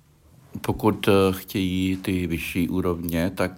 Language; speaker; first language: Czech; native; Czech